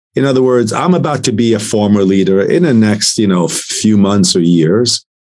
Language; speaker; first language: English; non-native, fluent; Italian